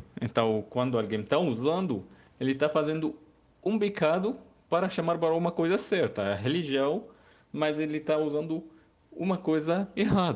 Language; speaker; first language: Portuguese; non-native, learner; Arabic